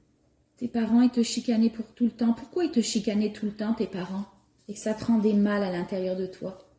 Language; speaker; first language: French; native; French